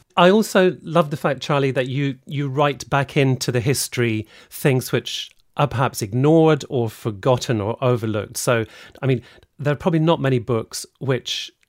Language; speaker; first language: English; native; English